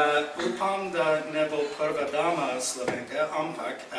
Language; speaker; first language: Slovenian; non-native, fluent; English